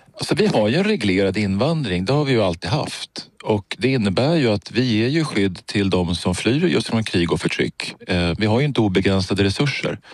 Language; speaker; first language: Swedish; native; Swedish